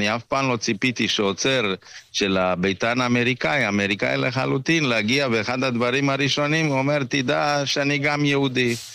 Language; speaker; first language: Hebrew; non-native, fluent; Romanian